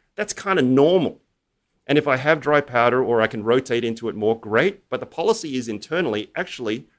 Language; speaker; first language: English; native; English